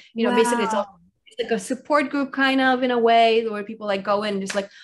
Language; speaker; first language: English; early bilingual, other home language; Russian